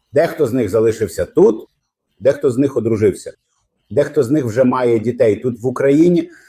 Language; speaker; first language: Ukrainian; non-native, fluent; Arabic